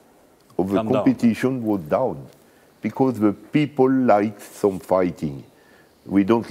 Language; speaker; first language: English; non-native, learner; French